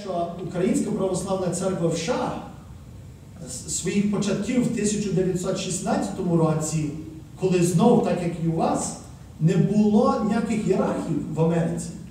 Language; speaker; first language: Ukrainian; early bilingual, heritage; Ukrainian